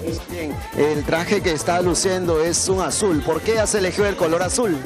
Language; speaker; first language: Spanish; native; Spanish